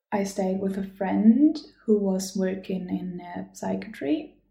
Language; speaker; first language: English; non-native, fluent; German